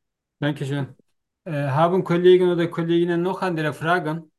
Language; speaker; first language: German; non-native, learner; Turkish